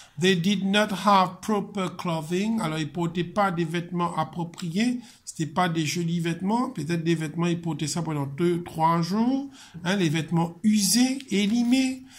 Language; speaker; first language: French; non-native, local second language; Morisyen